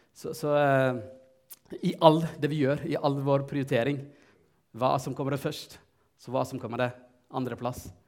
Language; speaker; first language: Norwegian; non-native, fluent; Tigrinya